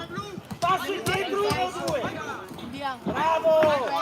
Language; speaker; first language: Italian; native; Italian